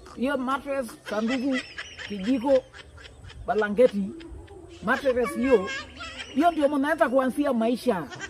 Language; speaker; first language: Swahili; native; Swahili